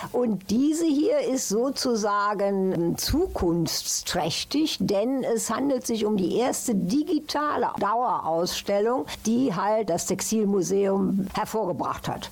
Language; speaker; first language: German; native; German